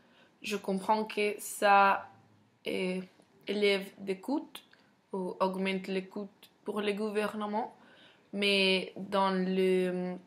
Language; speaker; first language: French; non-native, fluent; Spanish